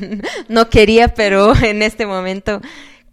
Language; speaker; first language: Spanish; non-native, fluent; Portuguese